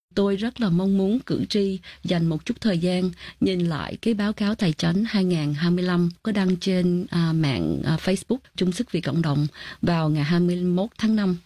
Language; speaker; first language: Vietnamese; early bilingual, heritage; Vietnamese